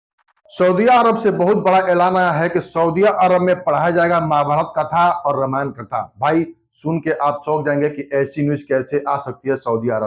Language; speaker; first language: Hindi; native; Hindi